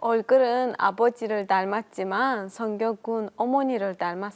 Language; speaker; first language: Korean; non-native, learner; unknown